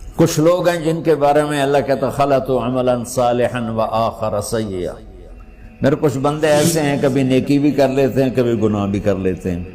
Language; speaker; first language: Urdu; non-native, local second language; Punjabi